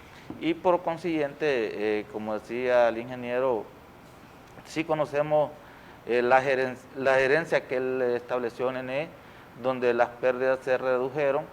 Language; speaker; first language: Spanish; native; Spanish